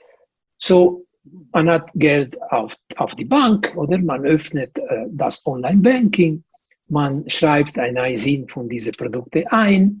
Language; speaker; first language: German; non-native, local second language; Italian